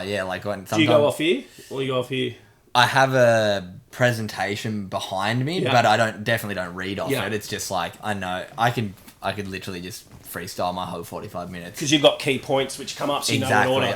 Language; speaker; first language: English; native; English